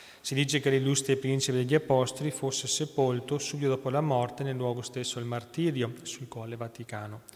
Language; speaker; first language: Italian; native; Italian